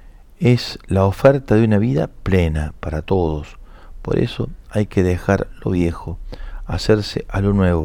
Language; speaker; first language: Spanish; native; Spanish